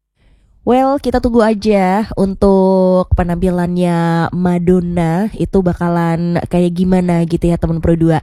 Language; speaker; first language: Indonesian; native; Indonesian